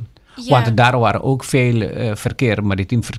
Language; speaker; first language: Dutch; non-native, local second language; Papiamento